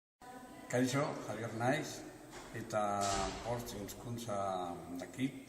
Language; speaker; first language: Basque; non-native, local second language; Spanish